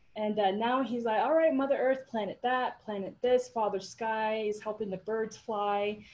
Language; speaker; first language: English; native; English